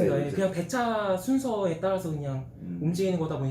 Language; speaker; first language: Korean; native; Korean